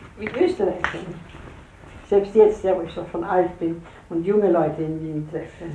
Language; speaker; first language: German; native; German